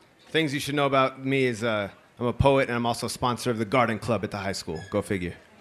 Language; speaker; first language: English; native; English